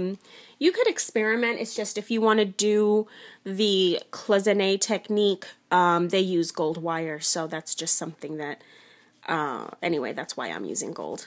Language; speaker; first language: English; native; English